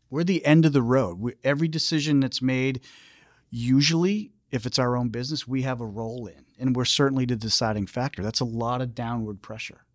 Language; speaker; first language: English; native; English